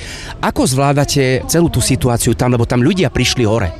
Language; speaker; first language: Slovak; native; Slovak